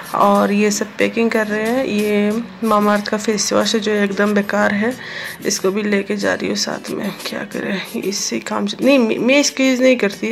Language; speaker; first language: Hindi; non-native, local second language; Assamese